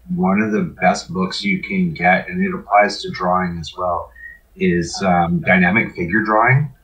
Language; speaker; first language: English; native; English